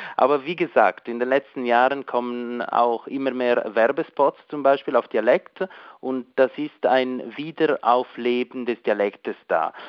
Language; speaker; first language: German; non-native, local second language; Italian